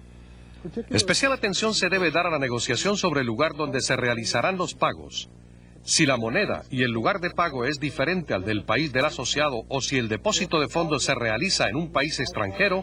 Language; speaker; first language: Spanish; native; Spanish